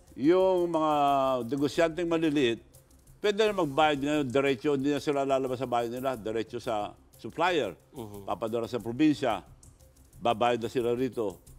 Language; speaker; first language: Filipino; non-native, local second language; Iloko